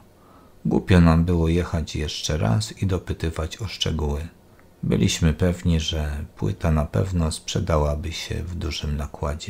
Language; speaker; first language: Polish; native; Polish